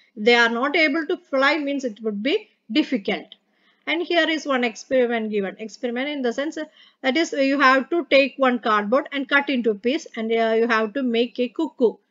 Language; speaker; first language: English; non-native, local second language; Malayalam